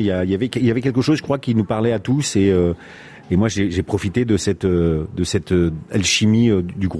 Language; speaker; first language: French; native; French